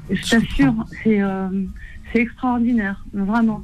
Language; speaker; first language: French; native; French